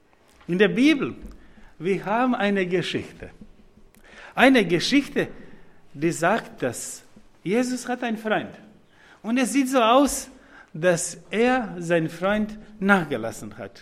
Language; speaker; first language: German; non-native, fluent; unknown